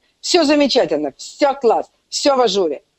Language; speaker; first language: Russian; native; Russian